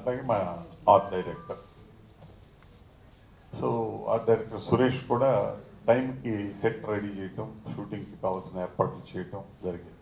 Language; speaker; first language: Telugu; native; Telugu